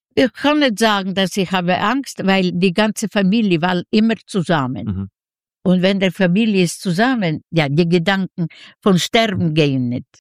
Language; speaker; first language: German; non-native, fluent; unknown